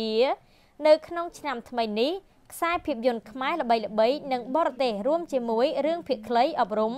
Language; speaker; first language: Khmer; native; Khmer